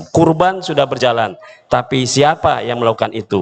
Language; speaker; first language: Indonesian; native; Indonesian